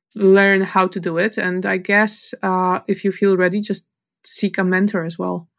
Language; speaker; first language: English; non-native, fluent; Polish